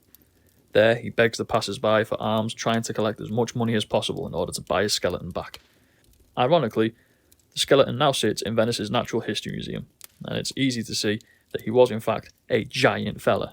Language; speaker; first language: English; native; English